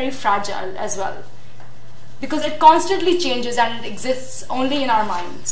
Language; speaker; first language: English; non-native, local second language; Urdu